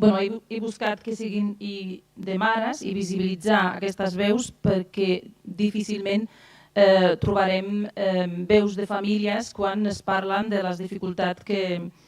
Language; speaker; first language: Catalan; non-native, fluent; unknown